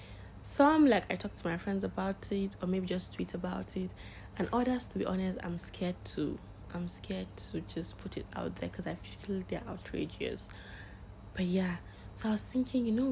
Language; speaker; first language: English; non-native, local second language; Hausa